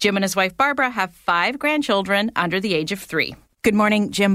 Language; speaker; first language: English; native; English